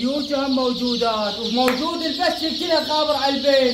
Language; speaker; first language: Arabic; native; Arabic